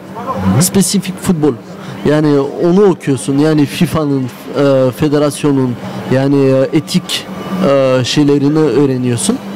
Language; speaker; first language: Turkish; early bilingual, heritage; Turkish